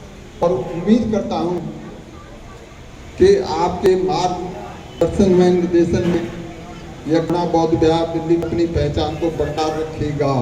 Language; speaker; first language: Hindi; native; Hindi